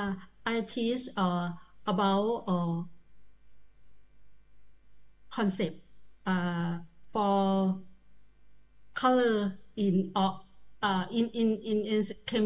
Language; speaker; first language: English; non-native, learner; Thai